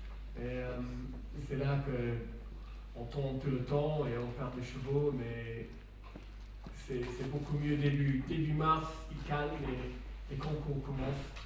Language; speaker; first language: French; non-native, fluent; English